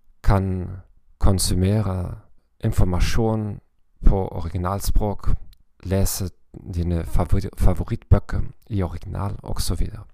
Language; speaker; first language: Swedish; non-native, learner; German